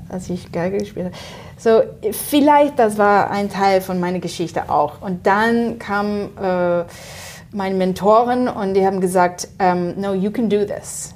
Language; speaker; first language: German; non-native, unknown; English